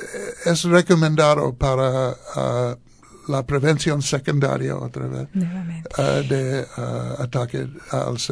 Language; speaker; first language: Spanish; non-native, learner; English